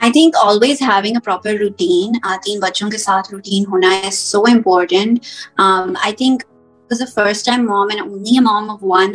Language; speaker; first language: English; early bilingual, other home language; Hindi